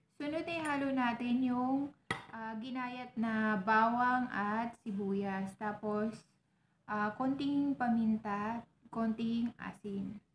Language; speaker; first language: Filipino; non-native, local second language; Cebuano